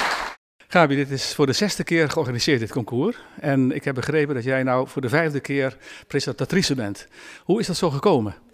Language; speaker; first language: Dutch; native; Dutch